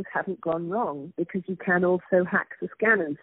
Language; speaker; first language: English; native; English